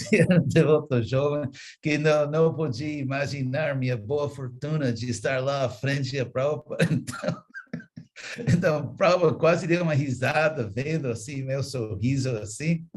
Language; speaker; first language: Portuguese; non-native, fluent; English